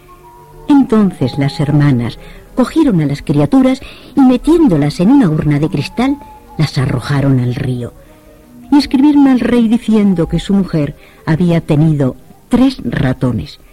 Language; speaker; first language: Spanish; native; Spanish